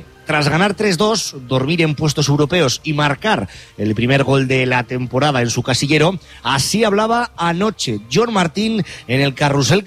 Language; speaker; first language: Spanish; native; Spanish